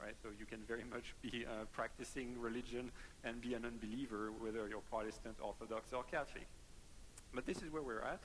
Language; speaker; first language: English; non-native, fluent; French